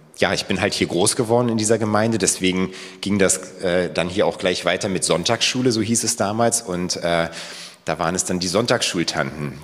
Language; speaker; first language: German; native; German